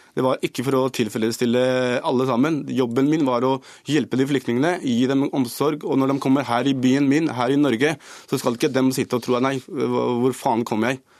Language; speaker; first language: Norwegian; early bilingual, other home language; Urdu